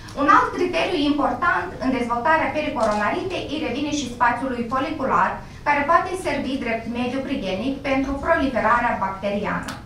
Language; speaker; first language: Romanian; native; Romanian